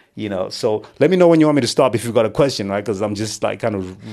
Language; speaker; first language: English; non-native, local second language; Shona